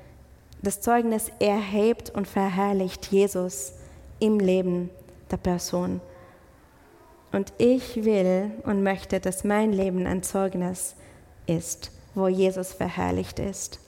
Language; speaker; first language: German; non-native, fluent; English